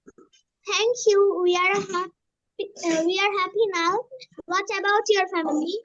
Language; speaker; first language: English; non-native, learner; Bangla